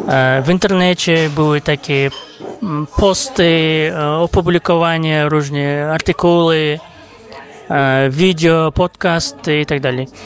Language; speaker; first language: Polish; non-native, fluent; Kazakh